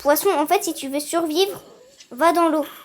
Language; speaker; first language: French; native; French